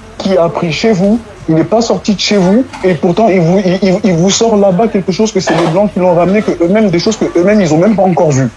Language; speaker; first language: French; non-native, local second language; Wolof